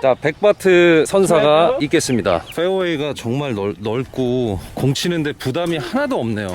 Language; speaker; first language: Korean; native; Korean